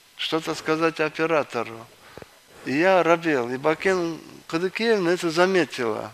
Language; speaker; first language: Russian; non-native, local second language; Kyrgyz